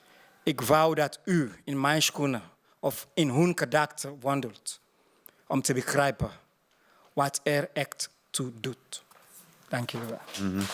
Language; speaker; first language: Dutch; non-native, fluent; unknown